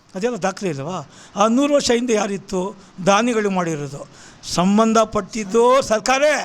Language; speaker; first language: Kannada; native; Kannada